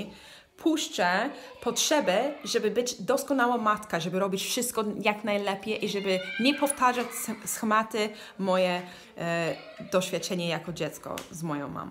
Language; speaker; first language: Polish; non-native, learner; English